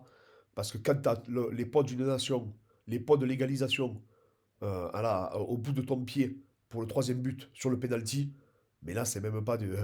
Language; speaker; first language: French; native; French